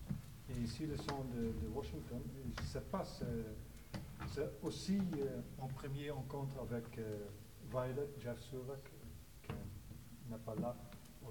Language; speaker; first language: French; non-native, learner; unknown